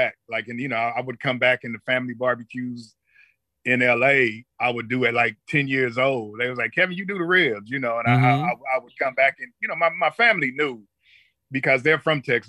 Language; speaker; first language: English; native; English